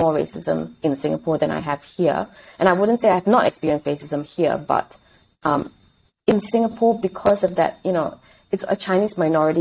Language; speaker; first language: English; native; English